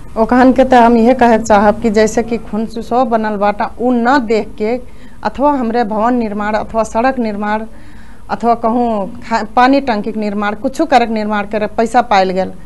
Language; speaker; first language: Bhojpuri; native; Bhojpuri